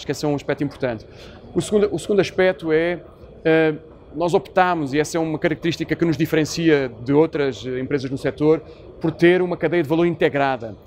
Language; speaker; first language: Portuguese; native; Portuguese